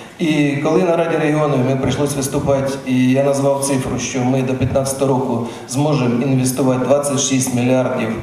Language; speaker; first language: Ukrainian; native; Ukrainian